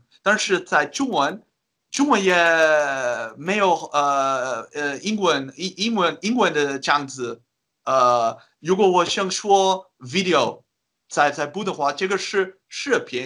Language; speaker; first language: Chinese; non-native, learner; Dutch